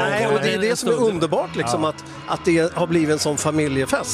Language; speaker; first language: Swedish; native; Swedish